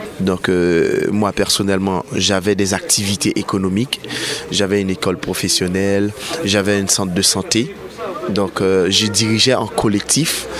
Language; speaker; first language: French; non-native, local second language; Haitian Creole